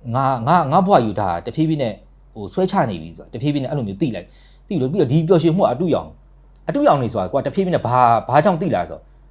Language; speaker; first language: Burmese; native; Burmese